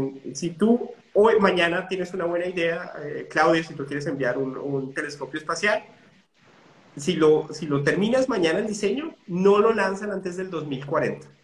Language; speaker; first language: Spanish; native; Spanish